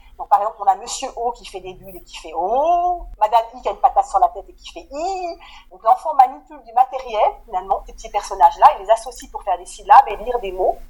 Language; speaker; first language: French; native; French